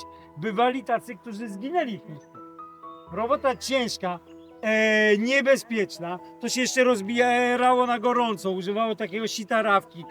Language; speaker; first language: Polish; native; Polish